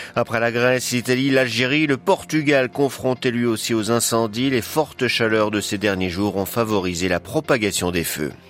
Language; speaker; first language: French; native; French